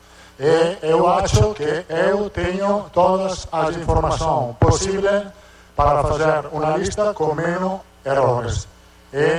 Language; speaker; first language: Portuguese; non-native, fluent; Italian